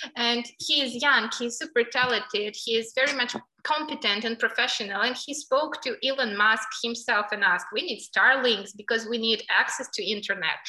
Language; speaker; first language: English; non-native, fluent; Ukrainian